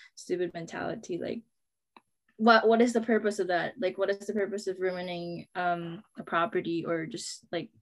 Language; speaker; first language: English; non-native, local second language; Filipino